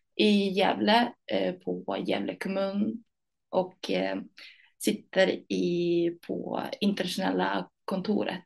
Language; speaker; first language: Swedish; early bilingual, other home language; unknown